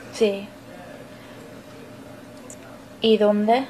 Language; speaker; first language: Spanish; non-native, learner; English